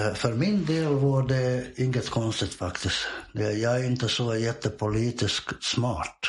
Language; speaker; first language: Swedish; non-native, fluent; Bosnian